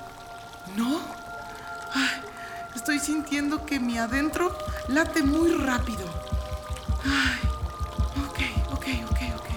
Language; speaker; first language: Spanish; native; Spanish